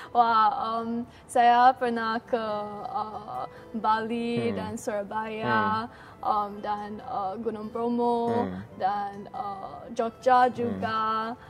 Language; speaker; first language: Indonesian; non-native, learner; Chinese